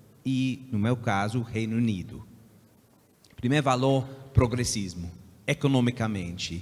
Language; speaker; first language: Portuguese; non-native, fluent; English